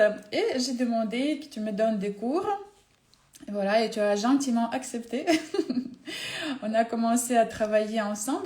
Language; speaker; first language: French; non-native, fluent; Ukrainian